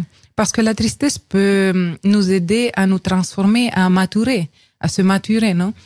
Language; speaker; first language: French; non-native, fluent; Romanian